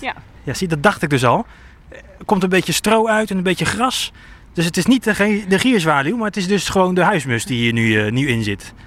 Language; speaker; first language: Dutch; native; Dutch